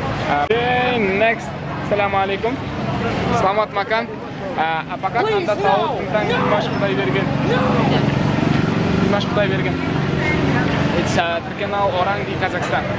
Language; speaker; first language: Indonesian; non-native, learner; Kazakh